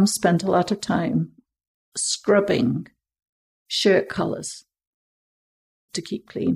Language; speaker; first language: English; native; English